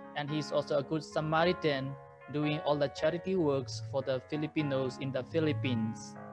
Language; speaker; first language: English; non-native, fluent; Burmese